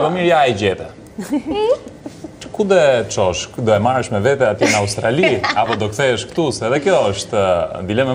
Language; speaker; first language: Albanian; native; Albanian